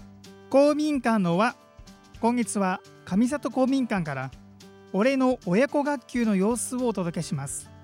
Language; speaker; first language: Japanese; native; Japanese